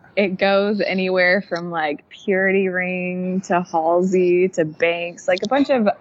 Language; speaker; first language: English; native; English